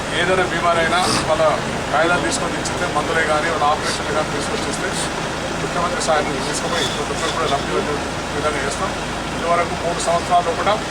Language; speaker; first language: Telugu; native; Telugu